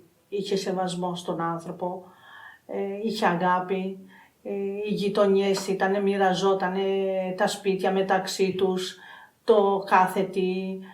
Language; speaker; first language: Greek; non-native, fluent; Albanian